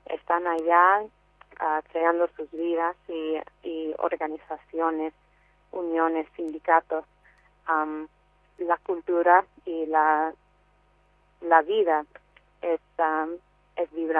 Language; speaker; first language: Spanish; non-native, fluent; English